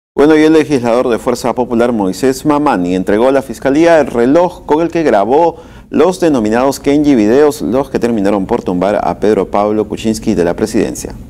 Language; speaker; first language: Spanish; native; Spanish